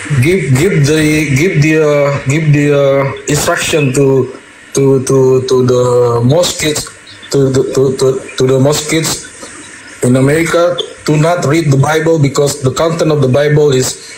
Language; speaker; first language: English; non-native, learner; Indonesian